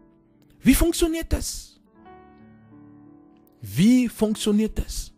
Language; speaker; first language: German; non-native, fluent; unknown